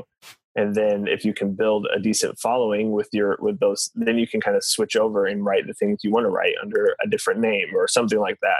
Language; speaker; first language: English; native; English